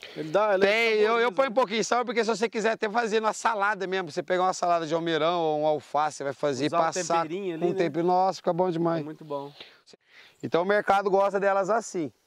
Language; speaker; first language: Portuguese; native; Portuguese